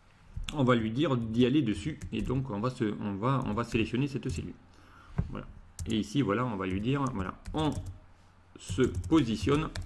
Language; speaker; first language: French; native; French